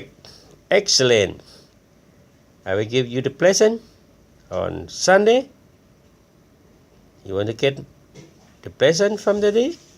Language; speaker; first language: English; non-native, learner; Thai